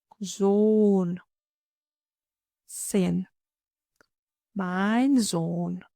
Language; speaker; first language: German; non-native, fluent; Ukrainian